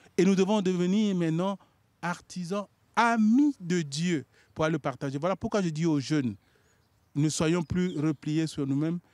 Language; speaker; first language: French; non-native, local second language; Sango